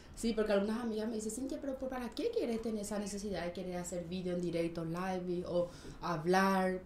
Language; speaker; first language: Spanish; native; Spanish